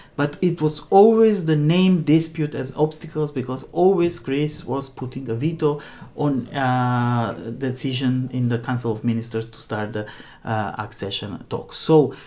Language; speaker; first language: English; non-native, fluent; Macedonian